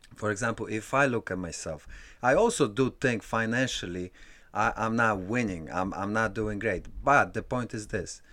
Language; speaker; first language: English; early bilingual, other home language; Polish